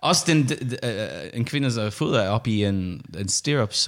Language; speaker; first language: Danish; non-native, learner; English